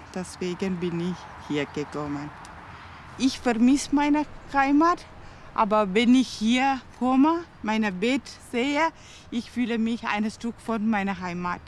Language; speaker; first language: German; non-native, learner; Tamil